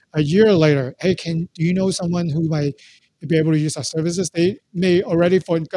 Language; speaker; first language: English; non-native, local second language; Cantonese